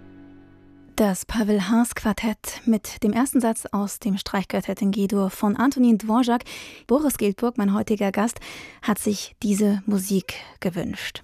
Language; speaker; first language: German; native; German